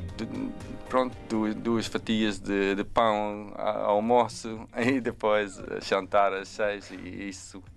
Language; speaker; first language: Portuguese; non-native, learner; Dutch